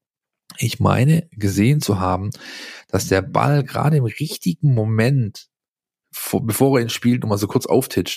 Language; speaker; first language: German; native; German